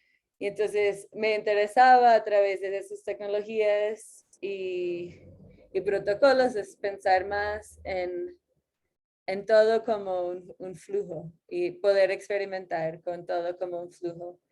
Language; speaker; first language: Spanish; non-native, fluent; English